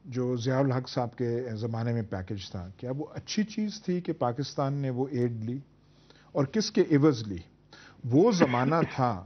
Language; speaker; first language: Urdu; non-native, local second language; Punjabi